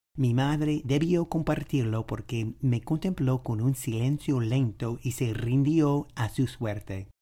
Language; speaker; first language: Spanish; non-native, fluent; English